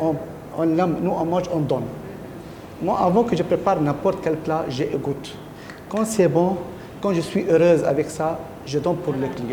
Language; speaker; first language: French; non-native, learner; Arabic